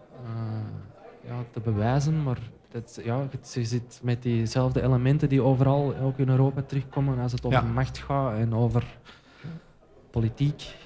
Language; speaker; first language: Dutch; native; Dutch